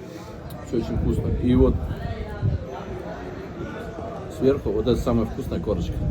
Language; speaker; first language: Russian; native; Russian